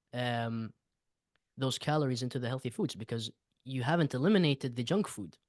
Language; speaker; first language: English; native; English